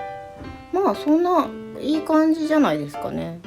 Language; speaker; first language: Japanese; native; Japanese